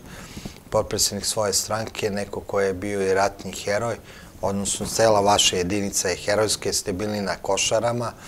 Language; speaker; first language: Croatian; native; Croatian